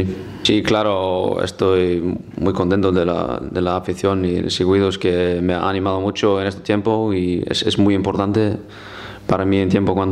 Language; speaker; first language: Spanish; non-native, fluent; Icelandic